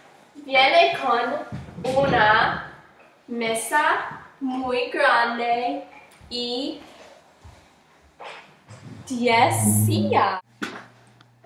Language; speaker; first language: Spanish; non-native, learner; English